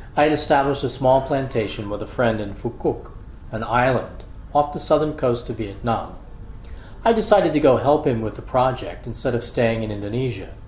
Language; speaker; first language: English; native; English